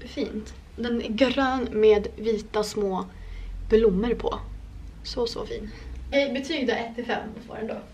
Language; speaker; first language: Swedish; native; Swedish